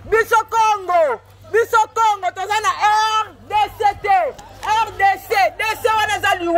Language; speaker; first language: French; non-native, local second language; Lingala